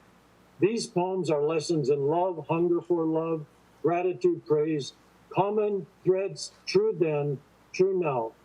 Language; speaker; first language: English; native; English